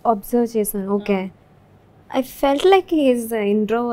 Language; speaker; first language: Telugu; non-native, learner; Malayalam